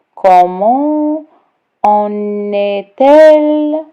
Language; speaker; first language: French; non-native, local second language; Arabic